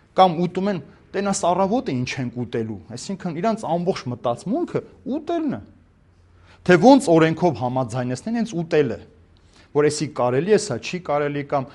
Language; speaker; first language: Armenian; native; Armenian